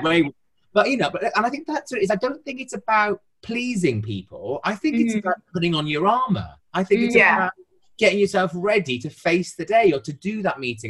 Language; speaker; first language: English; native; English